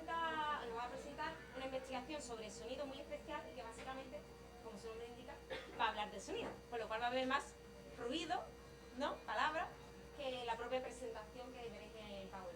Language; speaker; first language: Spanish; native; Spanish